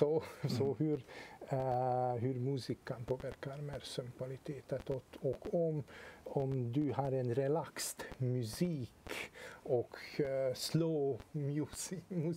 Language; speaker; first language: Swedish; non-native, fluent; Hungarian